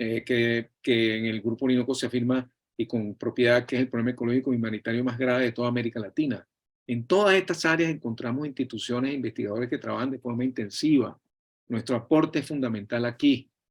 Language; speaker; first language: Spanish; native; Spanish